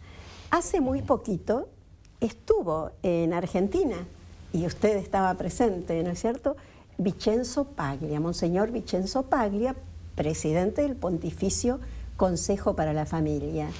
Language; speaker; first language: Spanish; native; Spanish